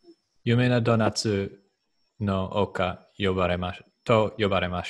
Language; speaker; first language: Japanese; non-native, learner; English